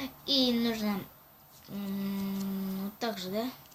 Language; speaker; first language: Russian; non-native, local second language; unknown